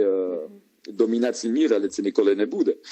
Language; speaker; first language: Ukrainian; non-native, learner; French